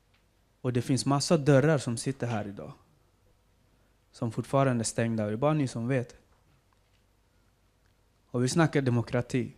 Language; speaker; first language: Swedish; non-native, fluent; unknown